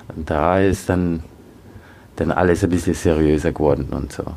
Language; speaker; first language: German; early bilingual, other home language; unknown